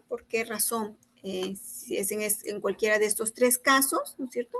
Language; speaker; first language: Spanish; native; Spanish